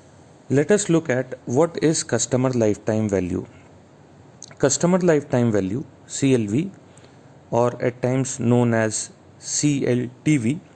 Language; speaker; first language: English; non-native, local second language; Hindi